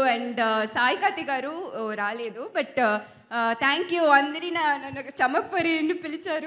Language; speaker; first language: Telugu; non-native, learner; Tamil